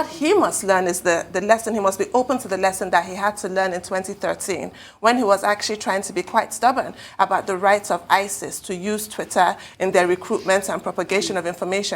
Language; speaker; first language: English; native; English